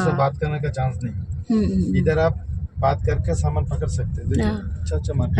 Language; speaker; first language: Hindi; non-native, learner; Bangla